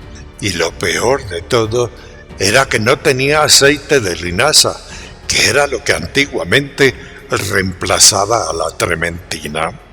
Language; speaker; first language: Spanish; native; Spanish